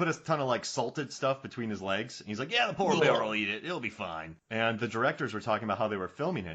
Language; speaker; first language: English; native; English